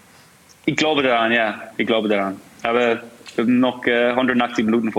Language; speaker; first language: German; non-native, fluent; English